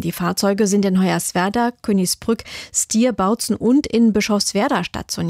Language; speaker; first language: German; native; German